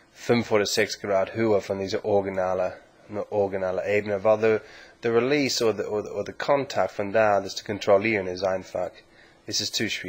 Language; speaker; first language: German; non-native, learner; English